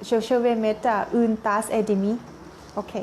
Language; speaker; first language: French; non-native, learner; Thai